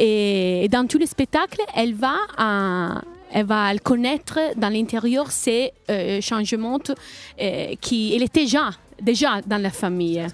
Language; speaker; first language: French; non-native, learner; Italian